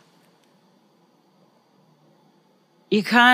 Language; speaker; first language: English; native; English